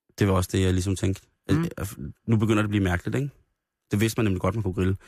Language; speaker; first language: Danish; native; Danish